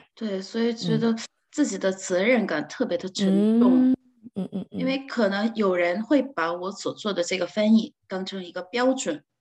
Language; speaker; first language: Chinese; non-native, fluent; Korean